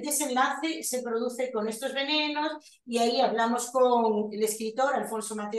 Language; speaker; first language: Spanish; native; Spanish